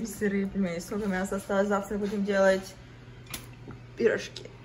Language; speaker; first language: Russian; early bilingual, heritage; Russian